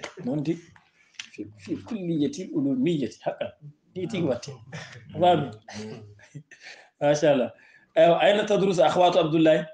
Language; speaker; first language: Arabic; non-native, fluent; Fula